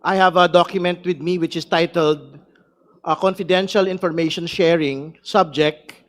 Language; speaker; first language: English; non-native, local second language; Filipino